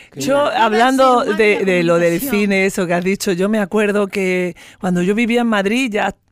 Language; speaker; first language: Spanish; native; Spanish